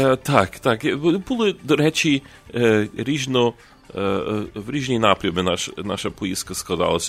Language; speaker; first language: Ukrainian; early bilingual, heritage; Ukrainian